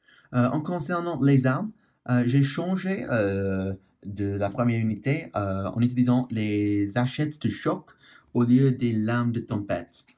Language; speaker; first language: French; non-native, learner; English